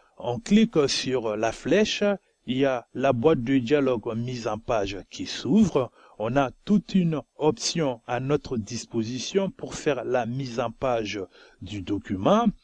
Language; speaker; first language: French; non-native, local second language; Bambara